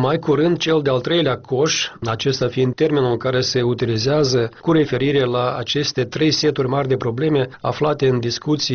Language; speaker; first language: Romanian; native; Romanian